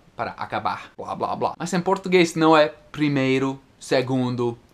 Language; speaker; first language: Portuguese; non-native, fluent; English